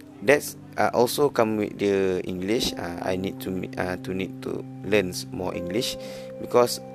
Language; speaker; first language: English; non-native, learner; Malay